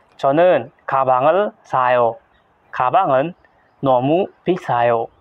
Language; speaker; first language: Korean; non-native, learner; Indonesian